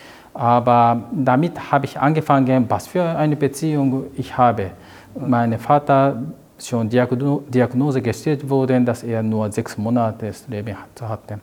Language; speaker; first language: German; non-native, learner; Japanese